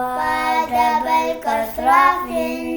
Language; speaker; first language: Arabic; non-native, learner; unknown